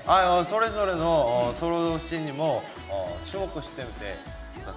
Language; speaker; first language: Japanese; non-native, learner; Korean